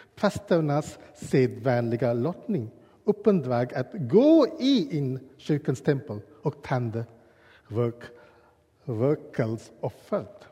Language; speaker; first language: Swedish; non-native, learner; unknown